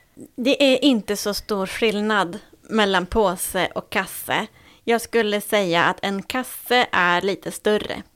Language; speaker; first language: Swedish; native; Swedish